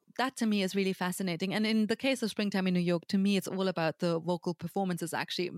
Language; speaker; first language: English; non-native, fluent; German